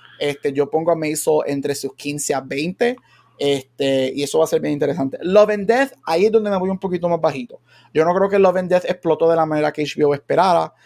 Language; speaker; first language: Spanish; native; Spanish